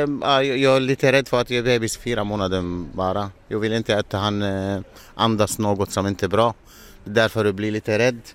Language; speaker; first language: Swedish; non-native, learner; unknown